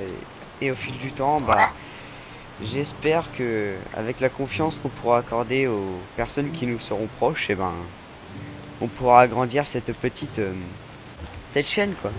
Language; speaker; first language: French; native; French